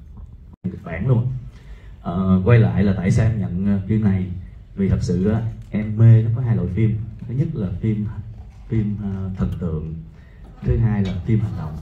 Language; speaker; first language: Vietnamese; native; Vietnamese